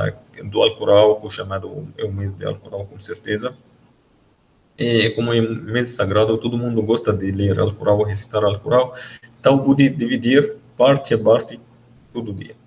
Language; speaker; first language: Portuguese; non-native, learner; Arabic